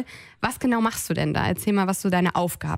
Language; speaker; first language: German; native; German